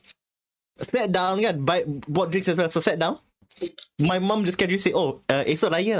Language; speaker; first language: English; non-native, local second language; Malay